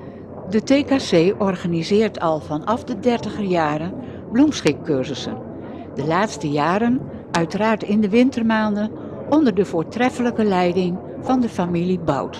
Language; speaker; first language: Dutch; native; Dutch